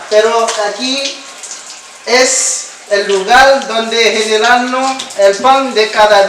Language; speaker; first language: Spanish; non-native, learner; Haitian Creole